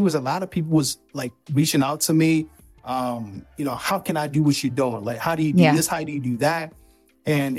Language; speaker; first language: English; non-native, local second language; Yoruba